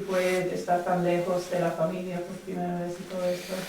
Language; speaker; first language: Spanish; non-native, fluent; English